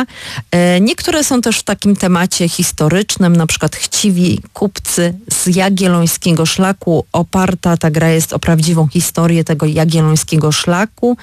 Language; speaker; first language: Polish; native; Polish